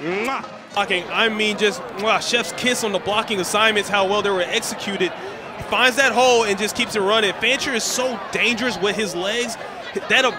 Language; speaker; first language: English; native; English